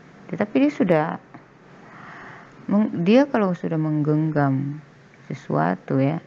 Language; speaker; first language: Indonesian; native; Indonesian